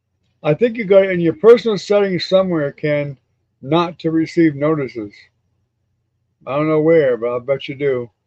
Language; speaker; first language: English; native; English